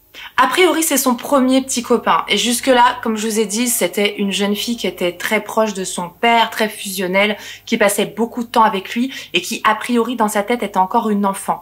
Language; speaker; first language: French; native; French